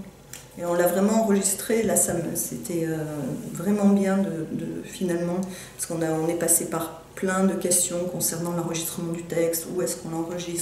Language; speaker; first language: French; native; French